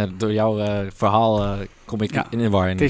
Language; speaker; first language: Dutch; native; Dutch